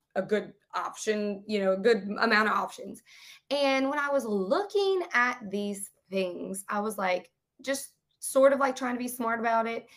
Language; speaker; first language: English; native; English